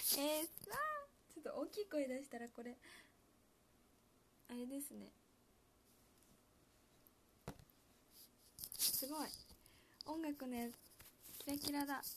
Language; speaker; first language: Japanese; native; Japanese